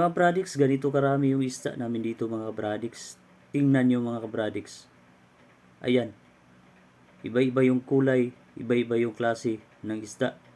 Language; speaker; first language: Filipino; non-native, local second language; Cebuano